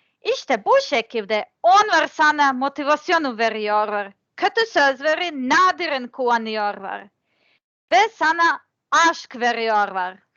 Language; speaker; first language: Turkish; non-native, learner; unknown